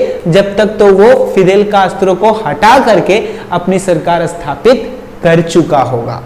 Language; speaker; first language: Hindi; native; Hindi